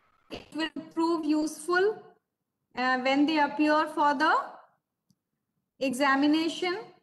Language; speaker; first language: English; non-native, local second language; Hindi